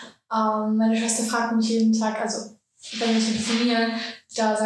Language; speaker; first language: German; early bilingual, other home language; Georgian